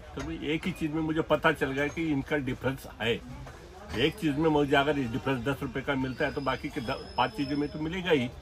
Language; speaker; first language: Hindi; non-native, local second language; Marathi